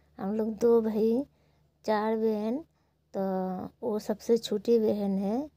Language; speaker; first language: Hindi; non-native, local second language; Bangla